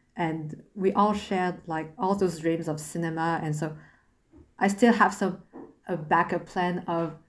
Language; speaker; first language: English; non-native, fluent; French